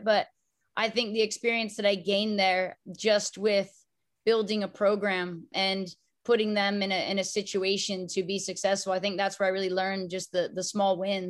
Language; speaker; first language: English; native; English